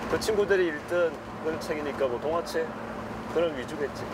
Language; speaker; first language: Korean; native; Korean